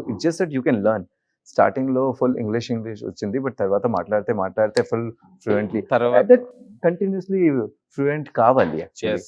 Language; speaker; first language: Telugu; non-native, learner; Hindi